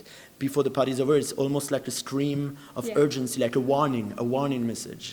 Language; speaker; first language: English; non-native, fluent; French